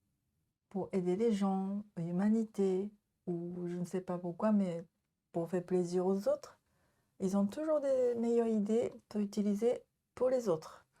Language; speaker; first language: French; non-native, learner; Japanese